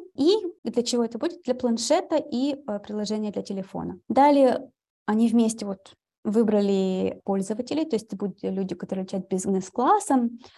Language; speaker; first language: Russian; early bilingual, heritage; Russian